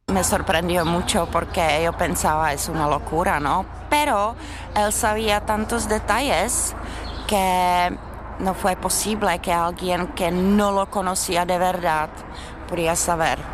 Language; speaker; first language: Spanish; non-native, learner; Czech